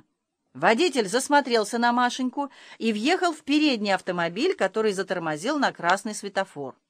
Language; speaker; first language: Russian; native; Russian